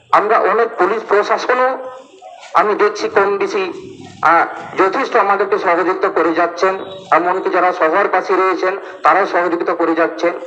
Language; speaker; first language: Bangla; non-native, local second language; Santali